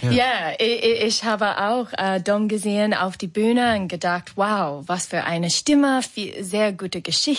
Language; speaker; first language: German; non-native, learner; English